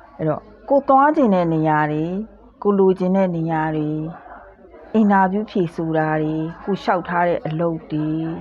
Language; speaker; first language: Burmese; native; Burmese